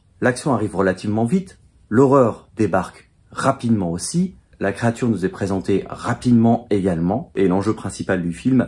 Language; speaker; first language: French; native; French